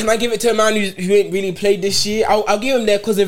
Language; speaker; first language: English; native; English